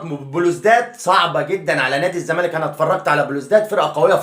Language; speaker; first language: Arabic; native; Arabic